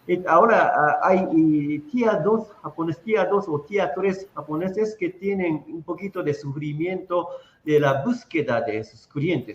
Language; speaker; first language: Spanish; non-native, fluent; Japanese